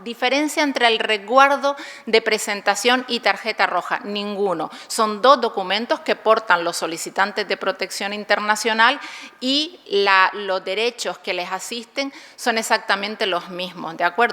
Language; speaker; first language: Spanish; native; Spanish